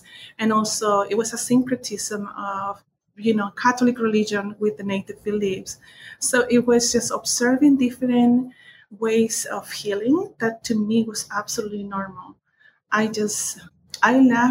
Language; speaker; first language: English; non-native, fluent; Spanish